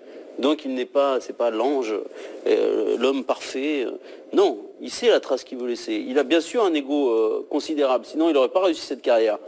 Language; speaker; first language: French; native; French